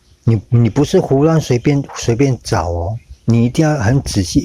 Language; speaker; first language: Chinese; native; Chinese